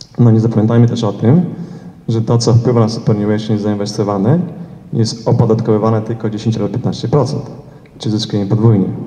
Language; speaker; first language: Polish; early bilingual, heritage; Polish